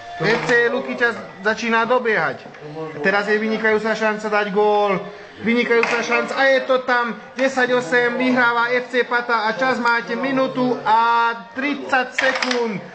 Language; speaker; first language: Slovak; non-native, local second language; Hungarian